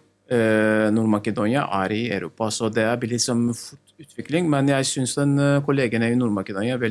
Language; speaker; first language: Norwegian; non-native, learner; Turkish